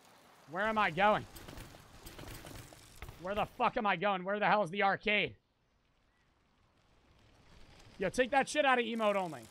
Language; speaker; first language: English; native; English